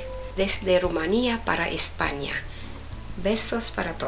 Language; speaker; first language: Spanish; non-native, learner; Romanian